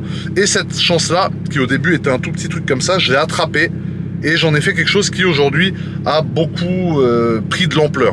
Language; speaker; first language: French; native; French